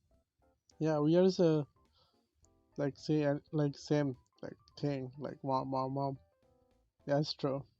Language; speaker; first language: English; non-native, learner; Bangla